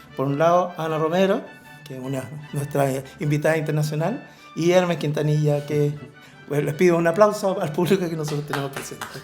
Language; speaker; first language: Spanish; native; Spanish